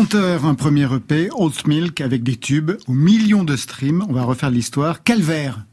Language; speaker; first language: French; native; French